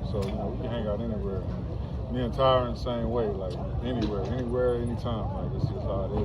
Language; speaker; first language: English; native; English